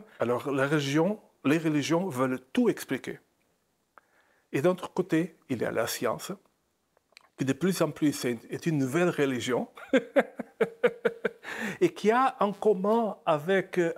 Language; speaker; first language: French; non-native, fluent; Portuguese